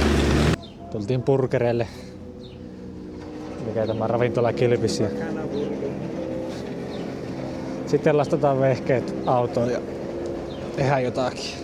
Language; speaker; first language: Finnish; native; Finnish